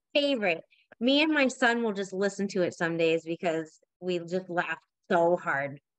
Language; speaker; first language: English; native; English